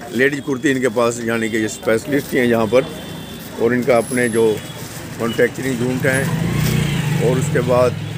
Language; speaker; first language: Hindi; non-native, local second language; Punjabi